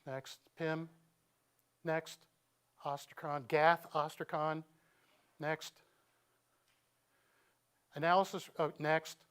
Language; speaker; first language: English; native; English